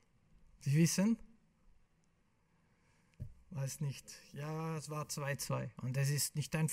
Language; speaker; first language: German; non-native, local second language; French